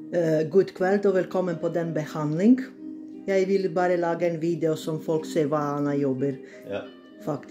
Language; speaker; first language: Norwegian; non-native, learner; Bosnian